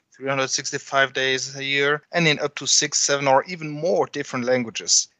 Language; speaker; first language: English; non-native, fluent; French